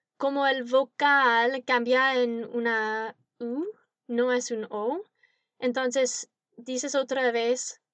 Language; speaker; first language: Spanish; non-native, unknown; English